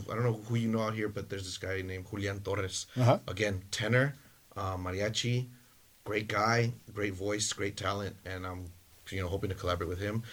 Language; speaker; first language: English; native; English